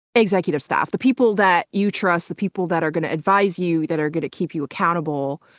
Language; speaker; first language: English; native; English